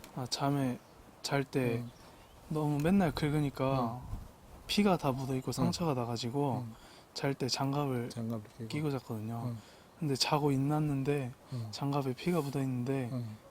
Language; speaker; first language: Korean; native; Korean